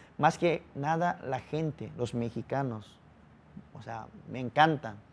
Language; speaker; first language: Spanish; early bilingual, other home language; Korean